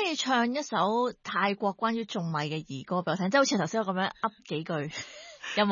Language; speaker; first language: Cantonese; native; Cantonese